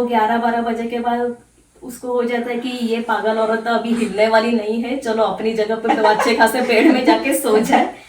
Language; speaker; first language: Hindi; non-native, local second language; Marathi